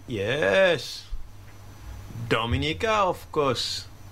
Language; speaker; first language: English; non-native, fluent; French